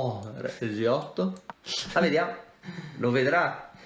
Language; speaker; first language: Italian; native; Italian